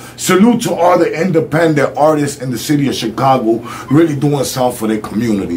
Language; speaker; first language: English; early bilingual, other home language; Spanish